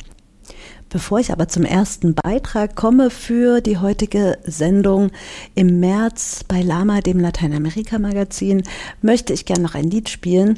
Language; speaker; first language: German; native; German